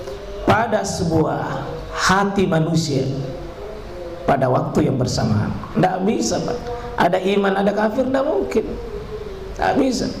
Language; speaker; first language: Indonesian; native; Indonesian